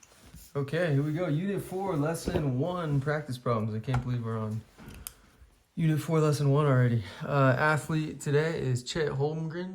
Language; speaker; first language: English; native; English